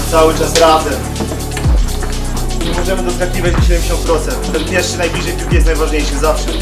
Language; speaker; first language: Polish; non-native, fluent; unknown